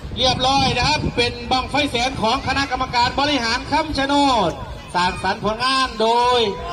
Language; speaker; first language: Thai; native; Thai